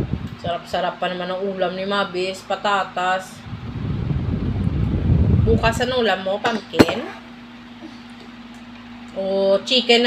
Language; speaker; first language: Filipino; non-native, local second language; Hiligaynon